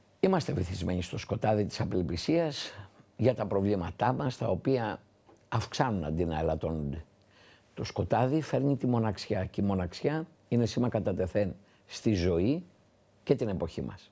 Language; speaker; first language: Greek; native; Greek